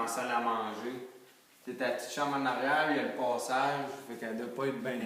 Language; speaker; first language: French; native; French